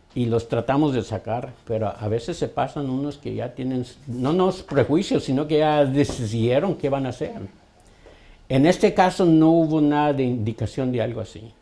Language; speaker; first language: Spanish; early bilingual, other home language; English